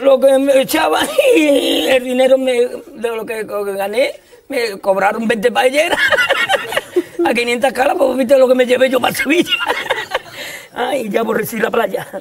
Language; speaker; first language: Spanish; native; Spanish